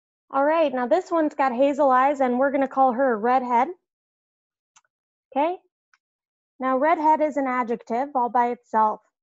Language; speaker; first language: English; native; English